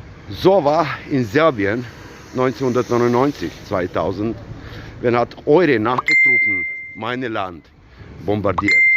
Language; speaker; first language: German; non-native, learner; Serbian